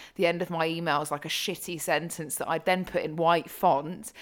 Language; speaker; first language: English; native; English